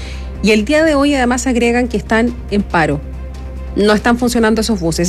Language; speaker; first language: Spanish; native; Spanish